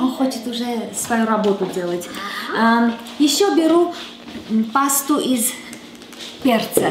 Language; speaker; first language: Russian; non-native, local second language; Armenian